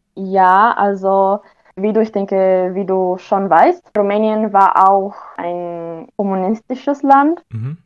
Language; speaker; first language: German; non-native, fluent; Romanian